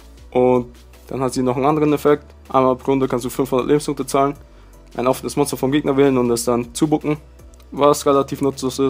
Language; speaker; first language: German; native; German